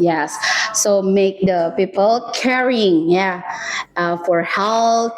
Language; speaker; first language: English; non-native, learner; Indonesian